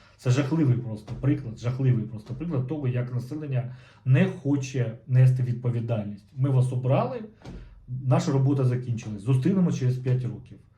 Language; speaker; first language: Ukrainian; non-native, local second language; Russian